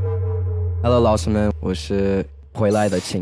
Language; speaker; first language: Chinese; early bilingual, heritage; Chinese